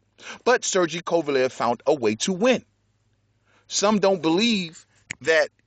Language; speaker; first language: English; native; English